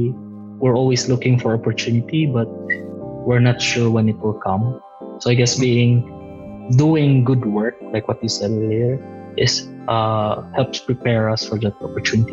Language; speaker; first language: English; non-native, local second language; Waray